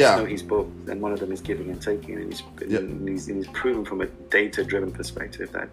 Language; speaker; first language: English; non-native, local second language; Urdu